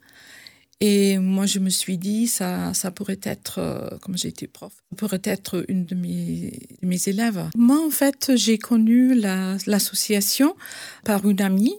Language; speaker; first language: French; native; French